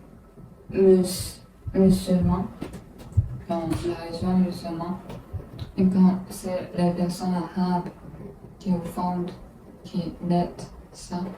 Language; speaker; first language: French; non-native, learner; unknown